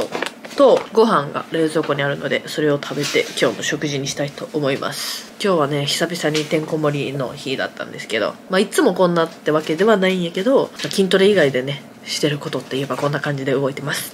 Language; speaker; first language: Japanese; native; Japanese